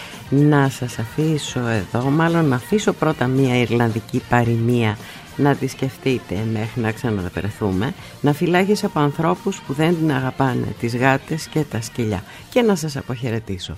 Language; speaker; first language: Greek; native; Greek